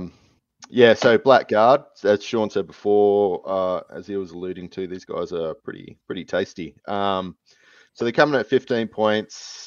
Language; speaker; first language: English; native; English